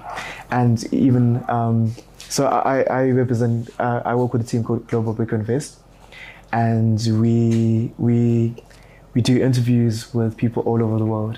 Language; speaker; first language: English; non-native, local second language; Shona